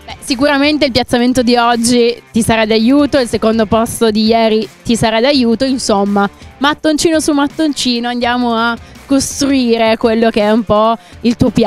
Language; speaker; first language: Italian; native; Italian